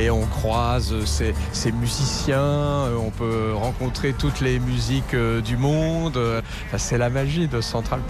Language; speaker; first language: French; native; French